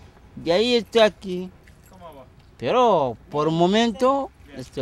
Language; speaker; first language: Portuguese; non-native, learner; Wolof